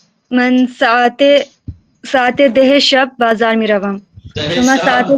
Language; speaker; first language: Persian; non-native, learner; Urdu